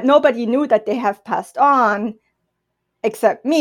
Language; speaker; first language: English; non-native, fluent; German